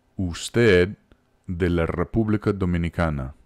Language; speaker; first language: Spanish; non-native, fluent; English